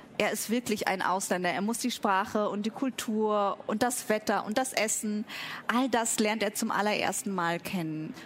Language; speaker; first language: German; early bilingual, other home language; Vietnamese